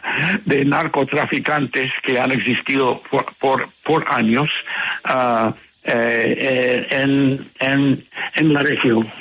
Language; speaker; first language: Spanish; non-native, fluent; English